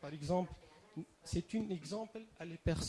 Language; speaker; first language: French; non-native, learner; Arabic